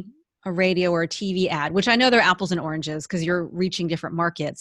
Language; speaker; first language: English; native; English